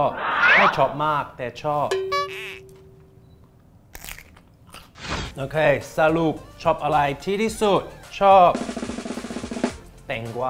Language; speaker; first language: Thai; non-native, fluent; English